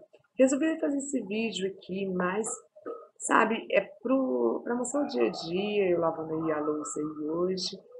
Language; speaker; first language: Portuguese; native; Portuguese